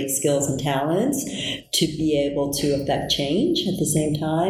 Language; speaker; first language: English; early bilingual, other home language; Korean